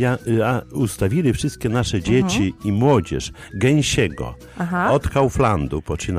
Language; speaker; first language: Polish; native; Polish